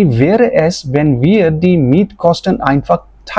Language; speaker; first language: German; non-native, fluent; Hindi